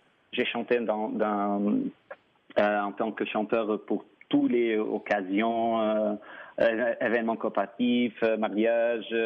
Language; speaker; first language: French; non-native, fluent; Arabic